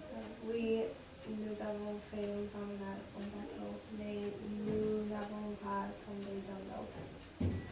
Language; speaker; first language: French; non-native, learner; English